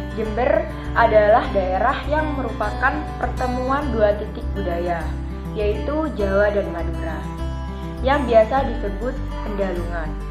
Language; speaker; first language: Indonesian; non-native, local second language; Javanese